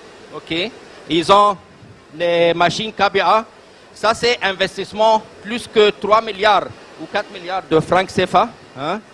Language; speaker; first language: French; non-native, learner; Arabic